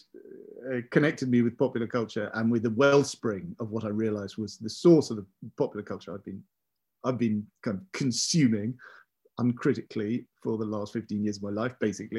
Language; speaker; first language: English; native; English